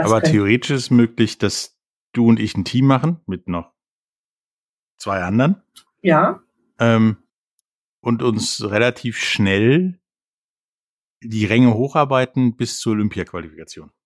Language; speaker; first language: German; native; German